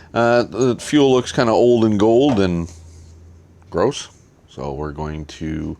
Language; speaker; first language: English; native; English